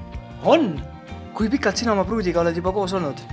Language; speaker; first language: Estonian; native; Estonian